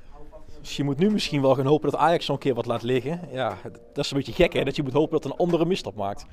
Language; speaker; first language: Dutch; native; Dutch